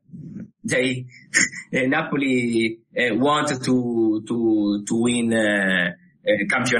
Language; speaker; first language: English; non-native, learner; Italian